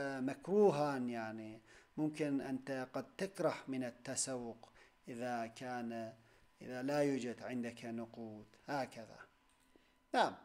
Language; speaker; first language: Arabic; non-native, fluent; Turkish